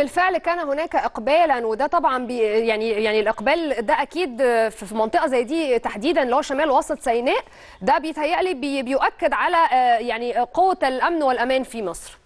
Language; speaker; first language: Arabic; native; Arabic